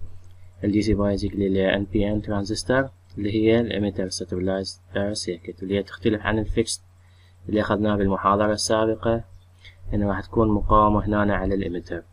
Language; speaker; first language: Arabic; native; Arabic